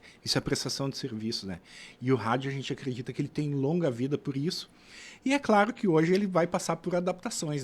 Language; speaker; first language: Portuguese; native; Portuguese